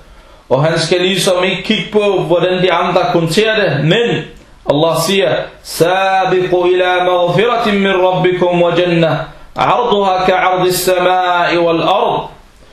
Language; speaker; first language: Danish; early bilingual, other home language; Arabic